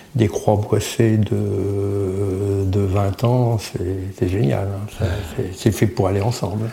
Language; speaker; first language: French; native; French